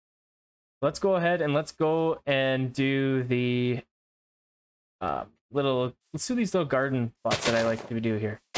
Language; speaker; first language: English; native; English